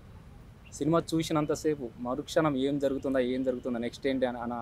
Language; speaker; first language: Telugu; native; Telugu